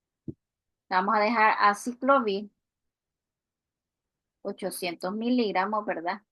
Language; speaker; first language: Spanish; native; Spanish